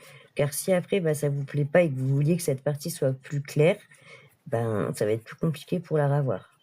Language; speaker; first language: French; native; French